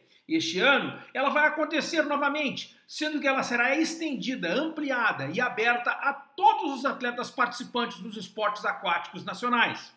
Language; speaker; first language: Portuguese; native; Portuguese